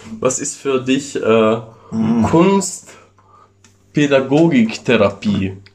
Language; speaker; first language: German; non-native, local second language; Ladin